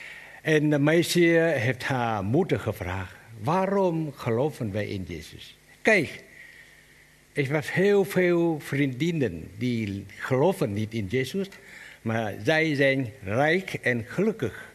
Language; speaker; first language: Dutch; non-native, learner; Vietnamese